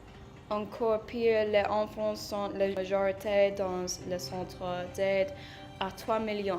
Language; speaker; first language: French; non-native, learner; English